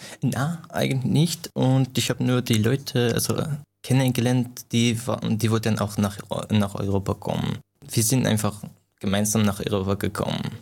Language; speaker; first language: German; non-native, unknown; Persian